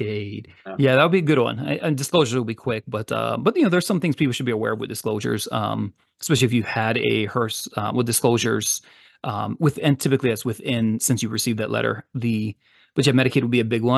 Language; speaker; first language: English; native; English